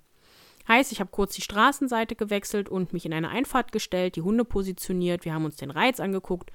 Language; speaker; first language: German; native; German